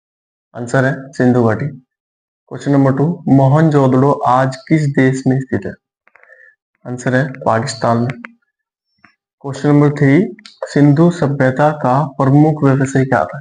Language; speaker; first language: Hindi; native; Hindi